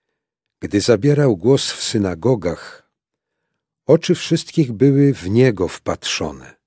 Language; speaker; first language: Polish; native; Polish